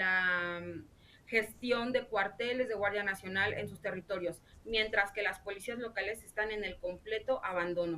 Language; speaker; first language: Spanish; native; Spanish